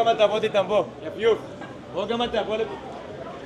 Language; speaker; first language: Hebrew; native; Hebrew